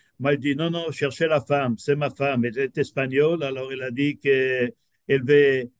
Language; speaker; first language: French; non-native, fluent; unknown